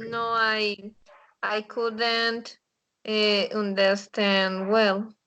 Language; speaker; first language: English; non-native, learner; Spanish